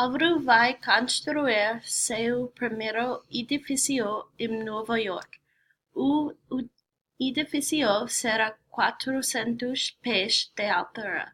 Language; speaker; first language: Portuguese; non-native, learner; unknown